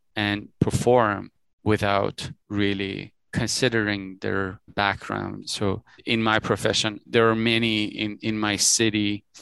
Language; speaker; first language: English; early bilingual, other home language; Persian